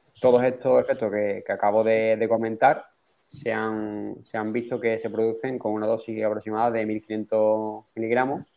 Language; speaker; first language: Spanish; native; Spanish